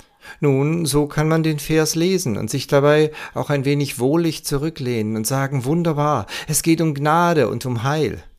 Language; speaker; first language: German; native; German